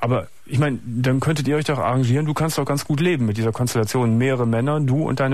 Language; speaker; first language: German; native; German